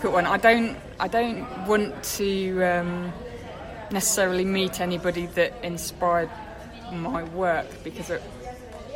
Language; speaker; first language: English; native; English